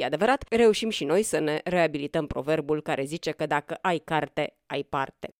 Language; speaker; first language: Romanian; native; Romanian